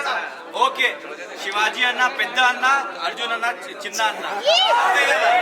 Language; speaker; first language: Telugu; non-native, learner; Hindi